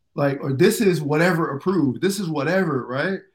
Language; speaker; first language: English; native; English